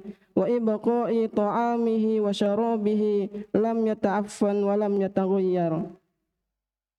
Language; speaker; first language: Arabic; non-native, learner; Indonesian